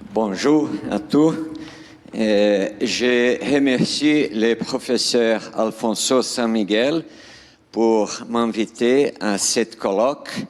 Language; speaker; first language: French; non-native, fluent; Portuguese